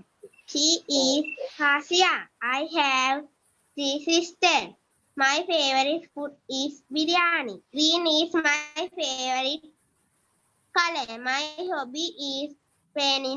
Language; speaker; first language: English; non-native, learner; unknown